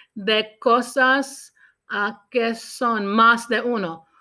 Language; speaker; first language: Spanish; non-native, learner; English